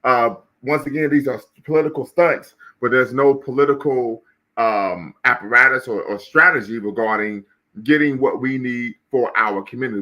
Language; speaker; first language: English; native; English